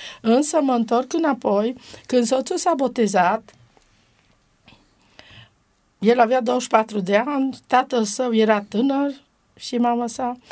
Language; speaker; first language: Romanian; non-native, local second language; Romany